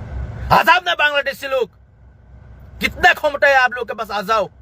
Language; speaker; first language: Hindi; non-native, local second language; Kok Borok